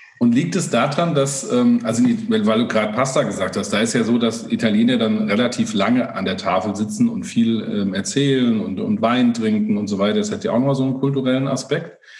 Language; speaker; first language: German; native; German